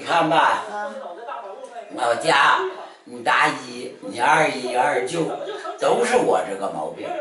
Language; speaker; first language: Chinese; native; Chinese